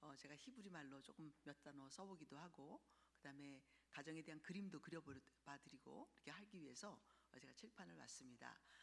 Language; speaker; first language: Korean; early bilingual, heritage; Korean